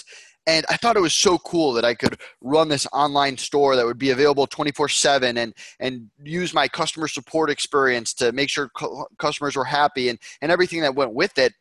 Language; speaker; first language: English; native; English